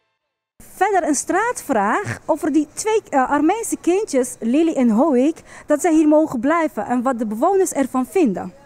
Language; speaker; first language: Dutch; native; Dutch